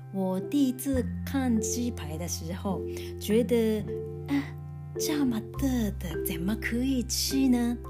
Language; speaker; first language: Chinese; non-native, fluent; Japanese